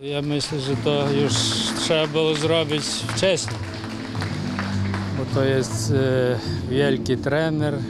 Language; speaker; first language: Polish; non-native, learner; Ukrainian